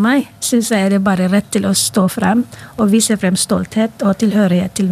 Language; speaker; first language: Norwegian; non-native, fluent; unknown